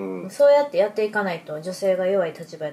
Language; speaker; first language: Japanese; native; Japanese